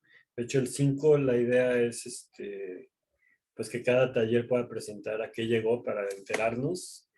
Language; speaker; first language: Spanish; native; Spanish